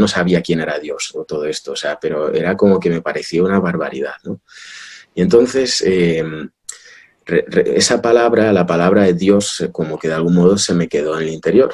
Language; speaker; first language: Spanish; early bilingual, other home language; Russian